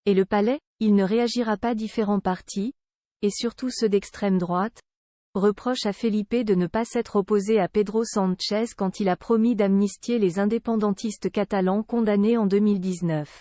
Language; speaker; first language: French; native; French